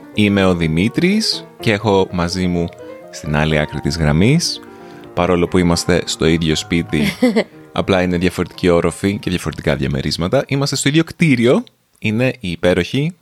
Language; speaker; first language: Greek; native; Greek